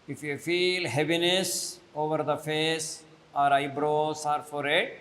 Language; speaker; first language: English; non-native, local second language; Kannada